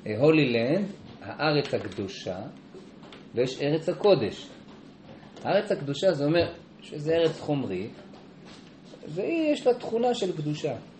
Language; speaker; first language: Hebrew; native; Hebrew